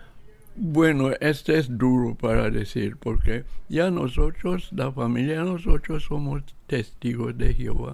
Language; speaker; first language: Spanish; non-native, local second language; English